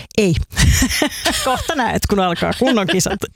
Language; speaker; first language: Finnish; native; Finnish